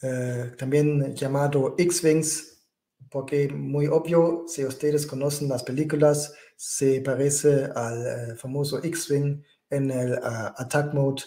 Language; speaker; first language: Spanish; non-native, fluent; German